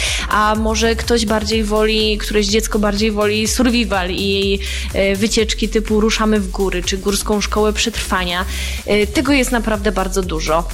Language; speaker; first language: Polish; native; Polish